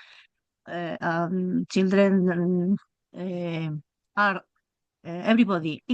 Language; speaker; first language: English; non-native, learner; Spanish